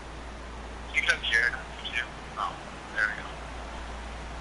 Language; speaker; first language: English; native; English